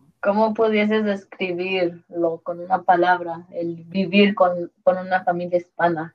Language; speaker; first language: Spanish; early bilingual, heritage; Spanish